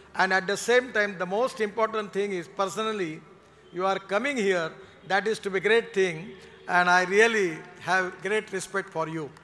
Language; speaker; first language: English; non-native, local second language; Marathi